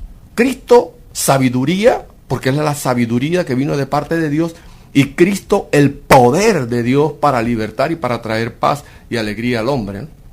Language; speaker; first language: Spanish; native; Spanish